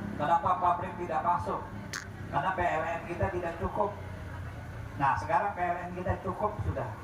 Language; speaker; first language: Indonesian; native; Indonesian